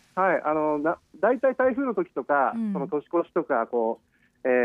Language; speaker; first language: Japanese; native; Japanese